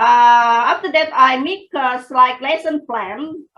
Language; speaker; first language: English; non-native, fluent; Indonesian